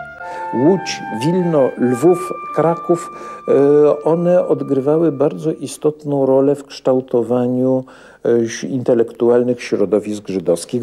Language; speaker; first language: Polish; native; Polish